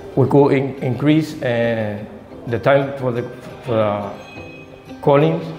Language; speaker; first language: English; non-native, learner; Spanish